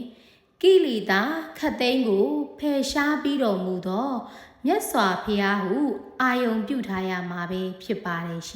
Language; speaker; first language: Burmese; native; Burmese